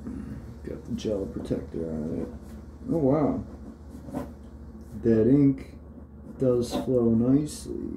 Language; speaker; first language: English; native; English